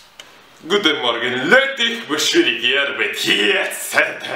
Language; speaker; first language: German; non-native, learner; Russian